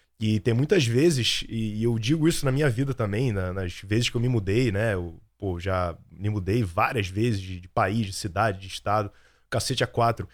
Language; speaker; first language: Portuguese; native; Portuguese